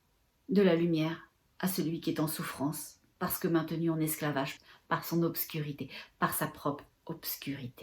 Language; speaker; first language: French; native; French